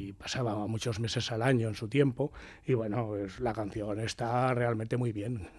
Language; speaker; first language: Spanish; native; Spanish